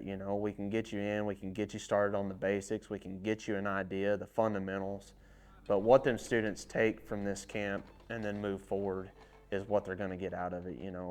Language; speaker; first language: English; native; English